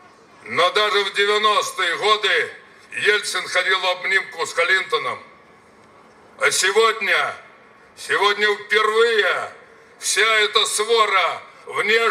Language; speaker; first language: Russian; native; Russian